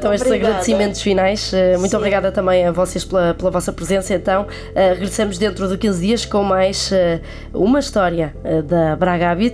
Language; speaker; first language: Portuguese; native; Portuguese